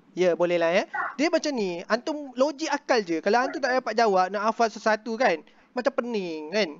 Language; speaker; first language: Malay; native; Malay